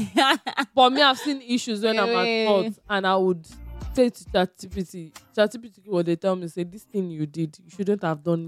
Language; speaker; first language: English; non-native, local second language; Yoruba